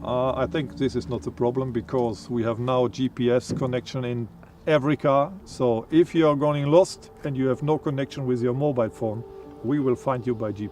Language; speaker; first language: English; non-native, fluent; German